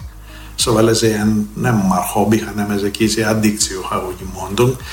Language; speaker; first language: Hungarian; non-native, fluent; Greek